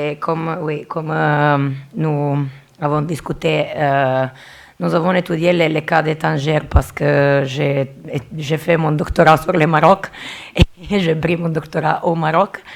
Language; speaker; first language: French; non-native, learner; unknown